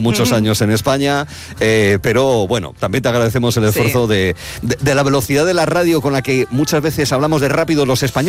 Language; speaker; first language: Spanish; native; Spanish